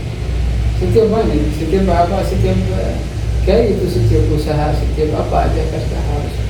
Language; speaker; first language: Indonesian; non-native, learner; Arabic